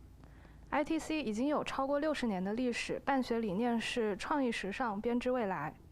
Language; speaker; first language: Chinese; native; Chinese